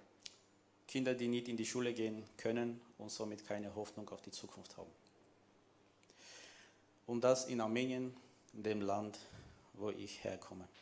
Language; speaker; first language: German; non-native, fluent; Armenian